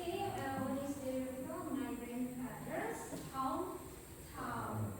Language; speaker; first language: English; non-native, fluent; Indonesian